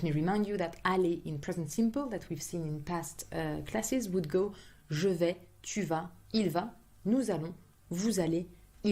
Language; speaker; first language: French; non-native, fluent; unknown